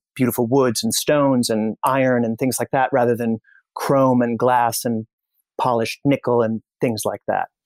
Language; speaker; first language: English; native; English